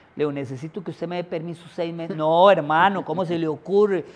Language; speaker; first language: Spanish; native; Spanish